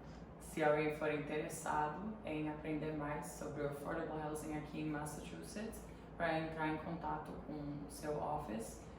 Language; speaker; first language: Portuguese; early bilingual, heritage; Portuguese